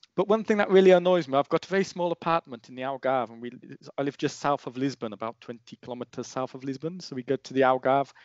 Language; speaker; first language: English; native; English